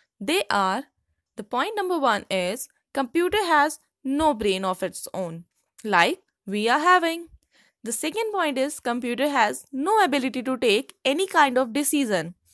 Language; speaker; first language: English; non-native, local second language; Hindi